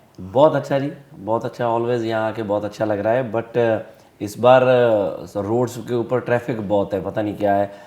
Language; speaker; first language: Hindi; non-native, local second language; Punjabi